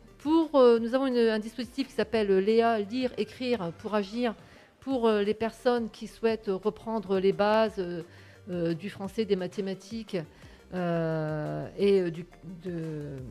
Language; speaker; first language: French; native; French